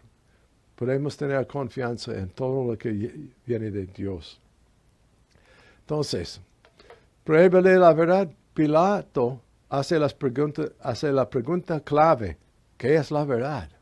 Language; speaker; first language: Spanish; non-native, fluent; English